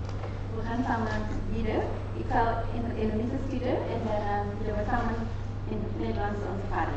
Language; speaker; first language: Dutch; non-native, fluent; Indonesian